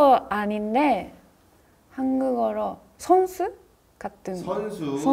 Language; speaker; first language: Korean; non-native, fluent; Japanese